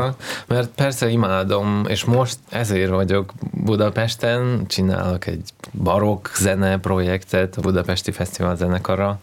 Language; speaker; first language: Hungarian; non-native, learner; Russian